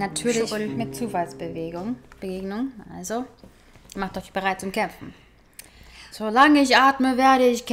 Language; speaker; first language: German; native; German